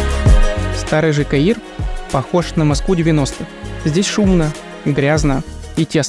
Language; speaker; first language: Russian; native; Russian